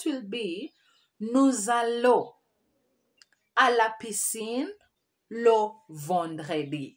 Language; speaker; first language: French; non-native, fluent; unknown